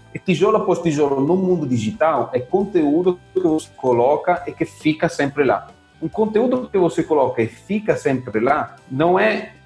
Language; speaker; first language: Portuguese; non-native, fluent; Italian